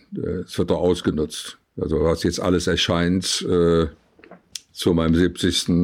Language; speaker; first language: German; native; German